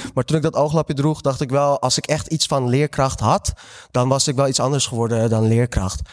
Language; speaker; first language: Dutch; early bilingual, other home language; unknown